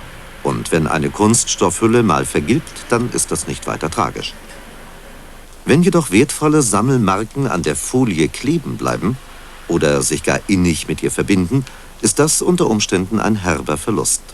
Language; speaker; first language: German; native; German